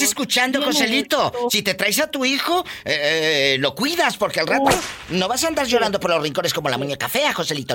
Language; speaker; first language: Spanish; native; Spanish